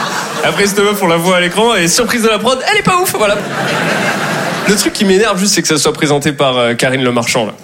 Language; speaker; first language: French; native; French